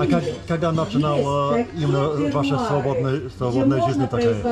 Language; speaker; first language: Russian; non-native, learner; English